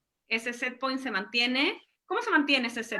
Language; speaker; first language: Spanish; native; Spanish